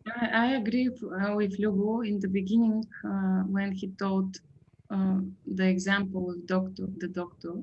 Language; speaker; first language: English; non-native, learner; Bulgarian